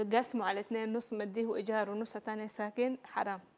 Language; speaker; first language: Arabic; native; Arabic